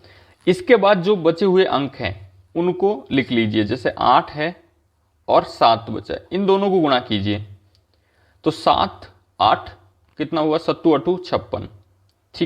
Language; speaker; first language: Hindi; native; Hindi